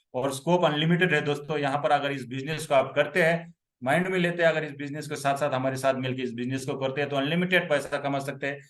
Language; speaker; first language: Hindi; non-native, local second language; Marathi